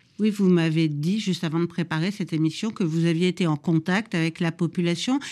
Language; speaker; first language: French; native; French